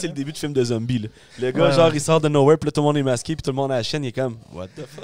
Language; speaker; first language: French; native; French